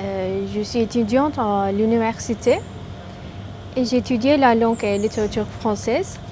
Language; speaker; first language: French; non-native, fluent; Turkish